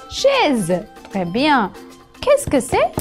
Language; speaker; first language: French; non-native, fluent; Sinhala